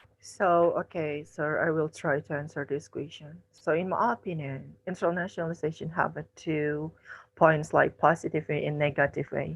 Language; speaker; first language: English; non-native, learner; Indonesian